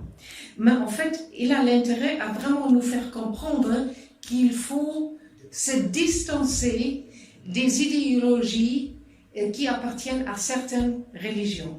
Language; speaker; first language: French; non-native, fluent; German